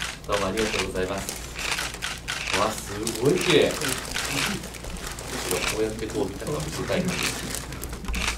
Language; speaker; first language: Japanese; native; Japanese